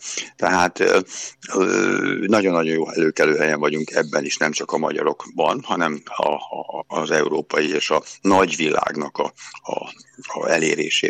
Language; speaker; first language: Hungarian; native; Hungarian